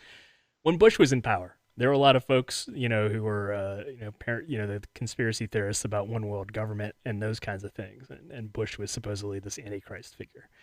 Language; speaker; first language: English; native; English